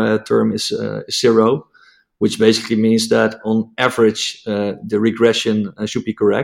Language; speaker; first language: English; non-native, fluent; Dutch